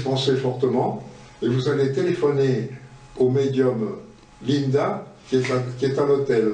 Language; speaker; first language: French; native; French